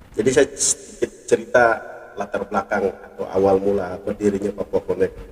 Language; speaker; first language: Indonesian; native; Indonesian